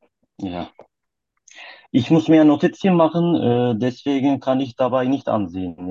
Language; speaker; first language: German; non-native, learner; Turkish